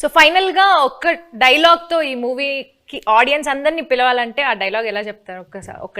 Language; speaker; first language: Telugu; native; Telugu